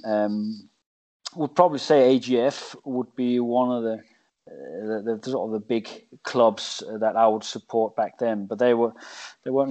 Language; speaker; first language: English; non-native, fluent; Danish